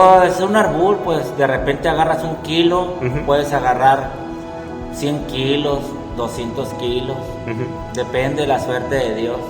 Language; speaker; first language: Spanish; native; Spanish